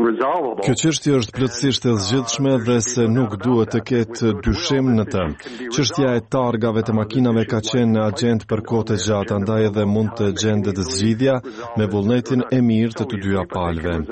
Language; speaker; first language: Albanian; native; Albanian